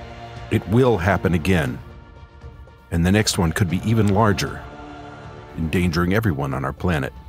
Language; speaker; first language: English; native; English